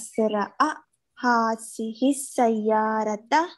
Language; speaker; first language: Arabic; non-native, learner; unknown